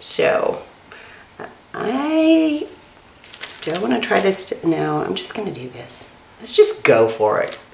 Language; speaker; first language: English; native; English